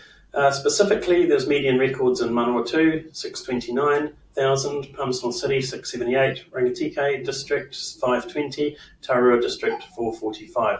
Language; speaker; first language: English; native; English